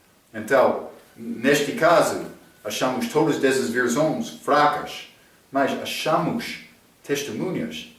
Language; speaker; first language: Portuguese; non-native, fluent; English